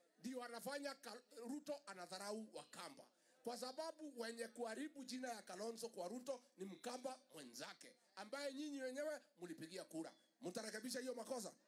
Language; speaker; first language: Swahili; non-native, local second language; Kikuyu